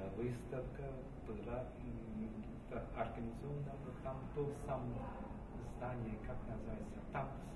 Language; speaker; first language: Russian; non-native, learner; Chinese